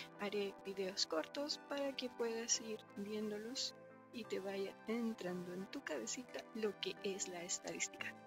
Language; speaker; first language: Spanish; native; Spanish